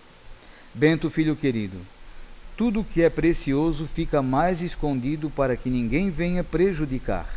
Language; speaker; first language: Portuguese; native; Portuguese